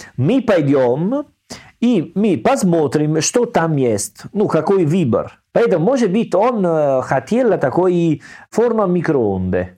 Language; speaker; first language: Russian; non-native, learner; Italian